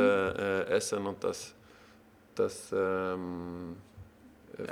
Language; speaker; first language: German; non-native, learner; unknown